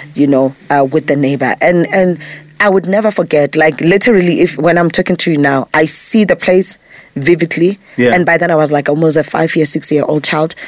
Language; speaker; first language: English; non-native, local second language; Zulu